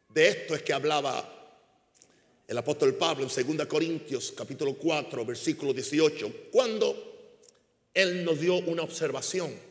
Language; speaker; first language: Spanish; early bilingual, heritage; Spanish